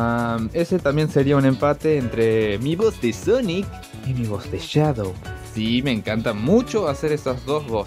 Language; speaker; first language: Spanish; native; Spanish